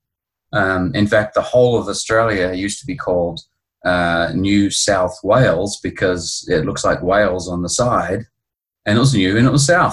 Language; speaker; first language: English; native; English